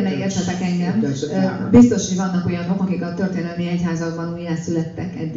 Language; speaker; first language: Hungarian; native; Hungarian